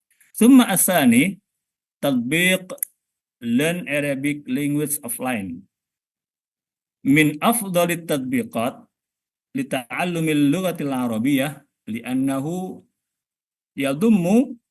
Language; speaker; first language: Arabic; non-native, fluent; Indonesian